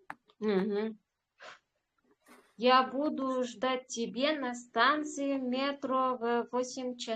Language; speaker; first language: Russian; non-native, learner; Uzbek